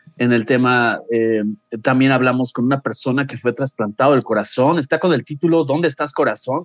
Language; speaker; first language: Spanish; native; Spanish